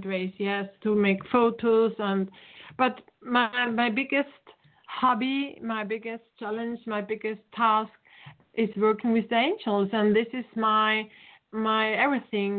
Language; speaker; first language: English; non-native, fluent; German